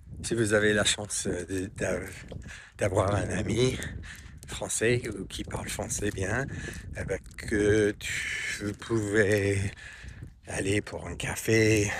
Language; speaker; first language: French; non-native, fluent; English